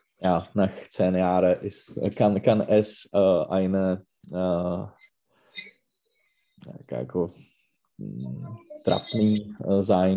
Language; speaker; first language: German; non-native, learner; Czech